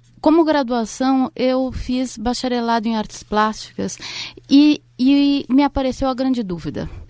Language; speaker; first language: Portuguese; native; Portuguese